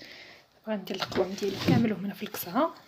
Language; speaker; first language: Arabic; native; Arabic